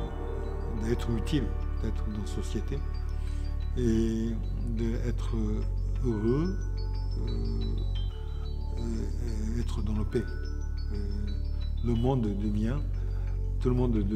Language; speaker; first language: French; non-native, fluent; Japanese